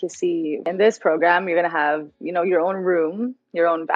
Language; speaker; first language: English; native; English